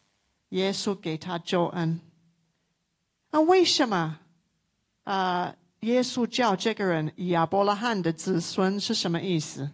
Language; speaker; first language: Chinese; non-native, local second language; English